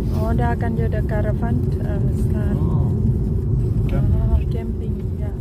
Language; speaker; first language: Dutch; non-native, learner; Thai